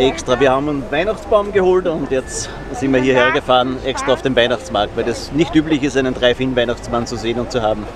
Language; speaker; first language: German; native; German